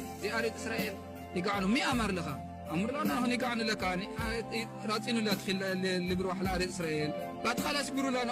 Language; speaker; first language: Hebrew; non-native, learner; Amharic